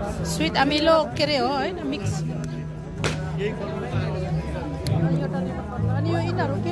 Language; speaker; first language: Nepali; non-native, fluent; Filipino